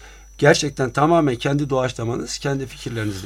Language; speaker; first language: Turkish; native; Turkish